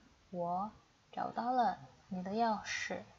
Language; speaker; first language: Chinese; non-native, fluent; Indonesian